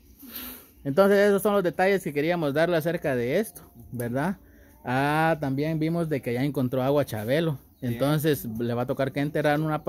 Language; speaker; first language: Spanish; native; Spanish